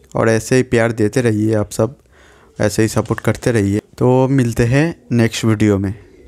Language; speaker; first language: Hindi; non-native, local second language; Bangla